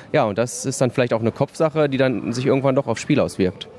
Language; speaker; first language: German; native; German